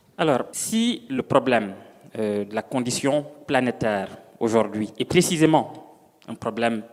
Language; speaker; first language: French; non-native, local second language; Serer